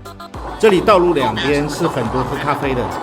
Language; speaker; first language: Chinese; native; Chinese